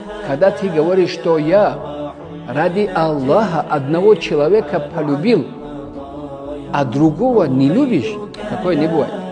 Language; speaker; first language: Russian; non-native, local second language; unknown